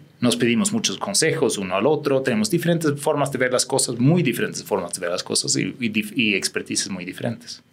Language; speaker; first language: Spanish; non-native, fluent; Swedish